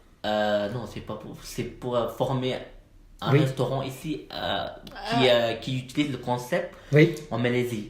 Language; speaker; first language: French; non-native, learner; Malay